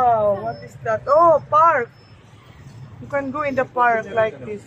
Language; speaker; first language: English; non-native, local second language; Filipino